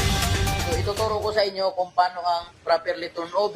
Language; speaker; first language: Filipino; native; Filipino